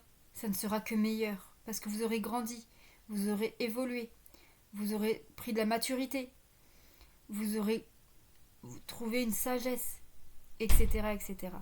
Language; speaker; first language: French; native; French